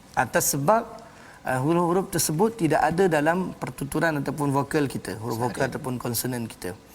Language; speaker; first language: Malay; native; Malay